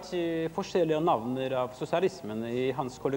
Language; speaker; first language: Swedish; non-native, learner; Russian